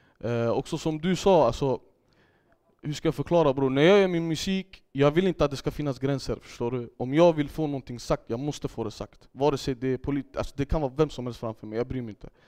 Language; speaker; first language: Swedish; early bilingual, other home language; Kurdish